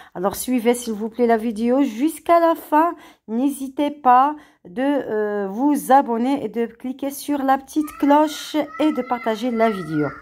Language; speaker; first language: French; non-native, local second language; Arabic